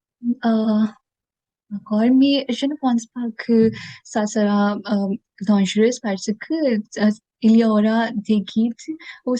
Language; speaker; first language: French; non-native, learner; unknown